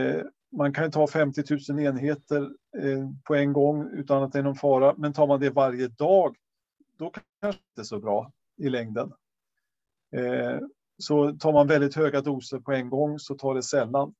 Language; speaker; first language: Swedish; native; Swedish